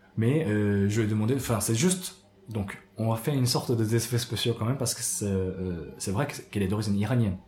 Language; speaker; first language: French; non-native, fluent; Japanese